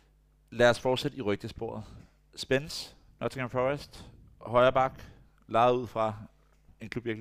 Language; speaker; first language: Danish; native; Danish